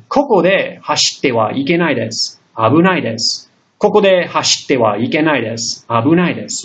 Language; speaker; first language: Japanese; non-native, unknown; English